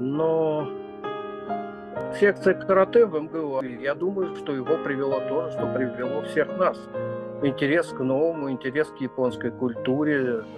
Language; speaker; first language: Russian; native; Russian